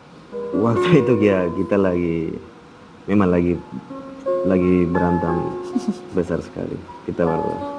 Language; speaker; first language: Indonesian; non-native, fluent; Spanish